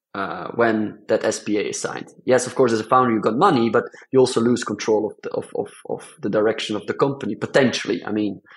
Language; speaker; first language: English; non-native, fluent; Dutch